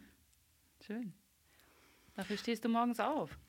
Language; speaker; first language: German; native; German